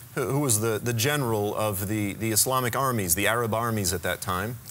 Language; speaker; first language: English; native; English